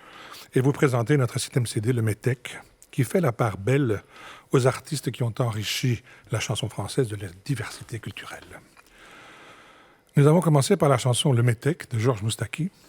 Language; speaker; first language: French; native; French